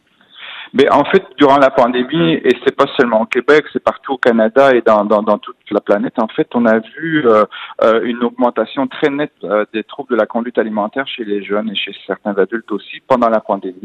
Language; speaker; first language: French; native; French